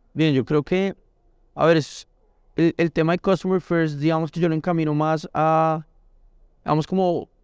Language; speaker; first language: Spanish; native; Spanish